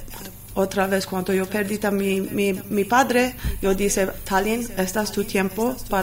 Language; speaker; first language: Spanish; non-native, learner; Armenian